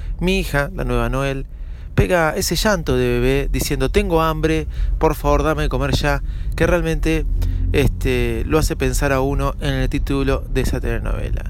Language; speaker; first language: Spanish; native; Spanish